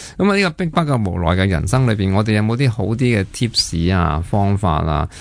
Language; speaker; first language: Cantonese; native; Cantonese